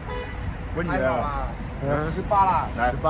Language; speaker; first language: Chinese; native; Chinese